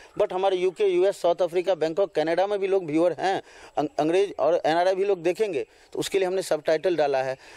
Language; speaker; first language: Hindi; non-native, local second language; Maithili